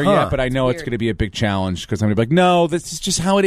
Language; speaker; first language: English; native; English